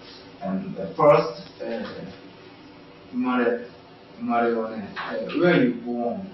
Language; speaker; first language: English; non-native, learner; Japanese